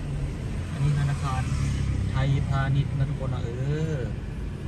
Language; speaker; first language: Thai; non-native, local second language; Northeastern Thai